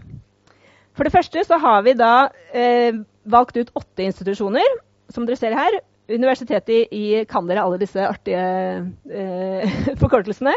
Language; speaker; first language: Norwegian; native; Norwegian